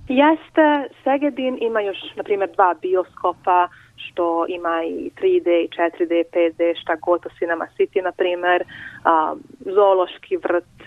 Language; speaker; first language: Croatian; non-native, local second language; Hungarian